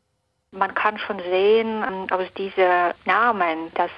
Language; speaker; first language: German; non-native, fluent; Belarusian